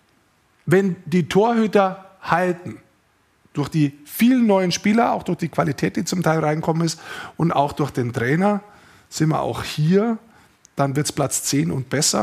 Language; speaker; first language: German; native; German